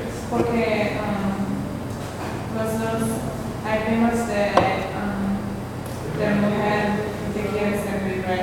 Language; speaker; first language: Spanish; non-native, learner; English